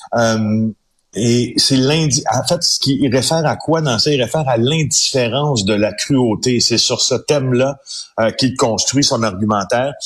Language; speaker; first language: French; native; French